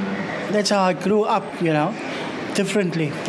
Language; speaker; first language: English; non-native, local second language; Afrikaans